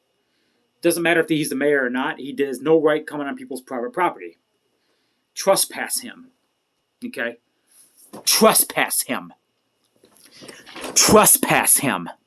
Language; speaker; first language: English; native; English